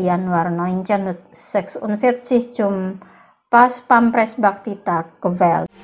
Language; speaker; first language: German; non-native, fluent; Indonesian